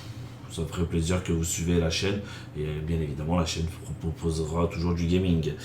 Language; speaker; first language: French; native; French